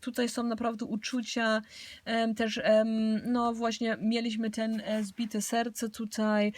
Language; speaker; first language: Polish; early bilingual, heritage; Polish